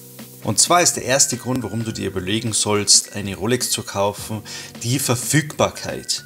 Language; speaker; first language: German; native; German